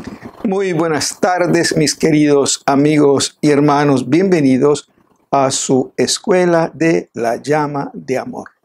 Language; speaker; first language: Spanish; native; Spanish